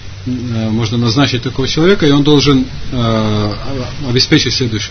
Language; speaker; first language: Russian; native; Russian